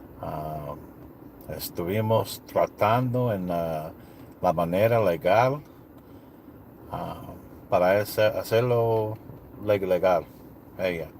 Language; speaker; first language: Spanish; non-native, learner; English